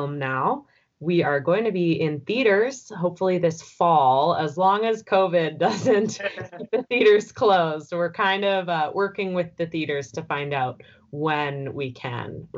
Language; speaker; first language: English; native; English